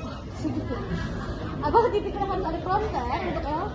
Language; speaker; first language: Indonesian; native; Indonesian